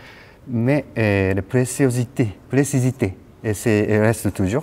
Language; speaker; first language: French; non-native, learner; Japanese